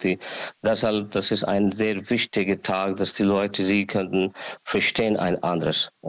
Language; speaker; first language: German; non-native, learner; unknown